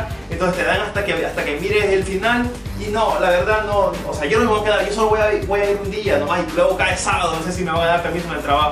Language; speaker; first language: Spanish; early bilingual, other home language; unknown